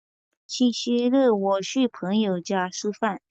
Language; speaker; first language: Chinese; non-native, learner; Burmese